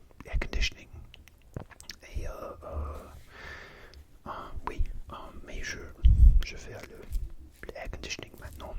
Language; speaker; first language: French; non-native, learner; English